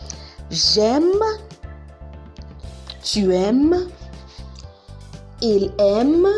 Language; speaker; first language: French; non-native, learner; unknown